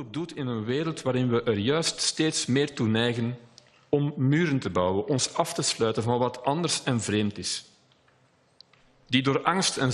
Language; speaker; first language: Dutch; native; Dutch